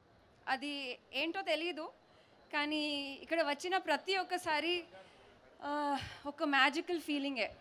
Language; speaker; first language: Telugu; non-native, fluent; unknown